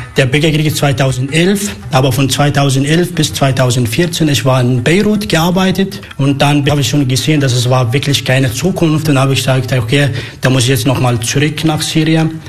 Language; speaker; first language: German; non-native, learner; Arabic